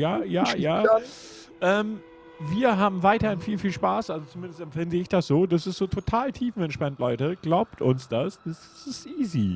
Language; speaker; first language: German; native; German